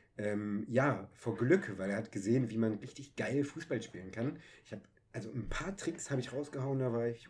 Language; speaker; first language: German; native; German